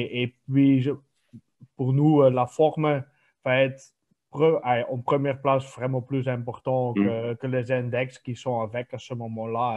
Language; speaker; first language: French; non-native, local second language; Dutch